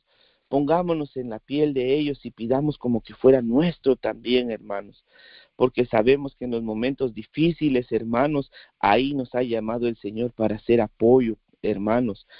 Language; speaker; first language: Spanish; native; Spanish